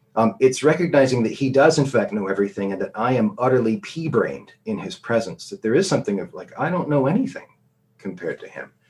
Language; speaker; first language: English; native; English